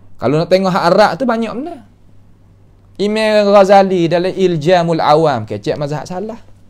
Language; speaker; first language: Malay; native; Malay